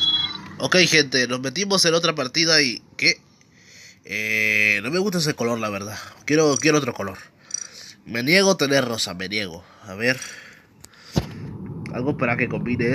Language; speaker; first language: Spanish; native; Spanish